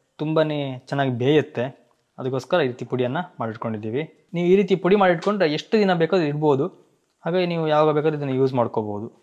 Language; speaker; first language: Kannada; non-native, local second language; Tulu